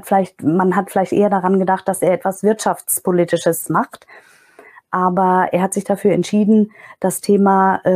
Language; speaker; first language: German; non-native, fluent; Kurdish